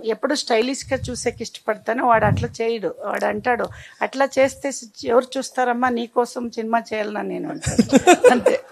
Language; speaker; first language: Telugu; early bilingual, other home language; Kannada